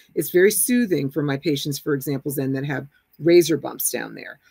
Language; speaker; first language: English; native; English